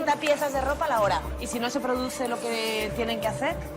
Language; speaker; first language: Spanish; native; Spanish